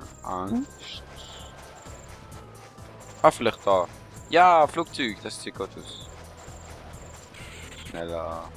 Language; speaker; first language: German; native; German